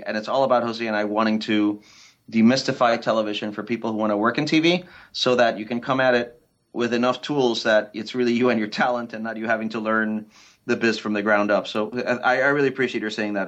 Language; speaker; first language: English; early bilingual, other home language; Spanish